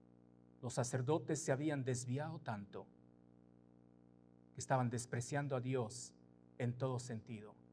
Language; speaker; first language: Spanish; native; Spanish